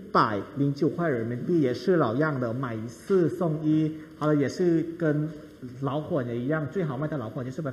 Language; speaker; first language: Chinese; non-native, fluent; Thai